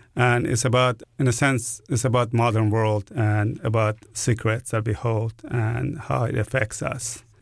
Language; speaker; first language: English; non-native, fluent; Persian